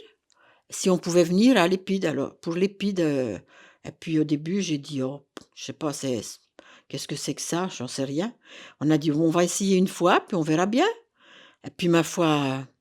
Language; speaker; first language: French; native; French